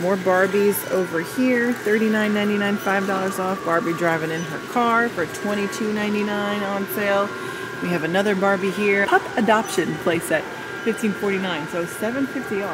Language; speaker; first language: English; native; English